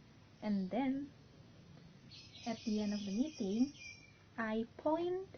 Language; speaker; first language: English; non-native, learner; Indonesian